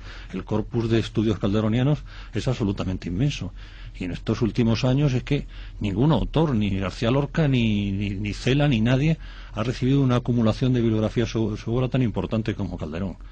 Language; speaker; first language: Spanish; native; Spanish